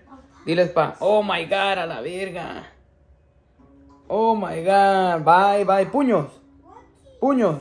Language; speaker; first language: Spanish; early bilingual, heritage; Spanish